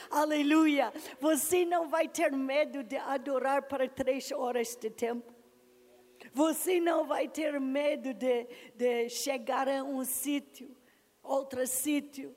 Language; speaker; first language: Portuguese; non-native, learner; English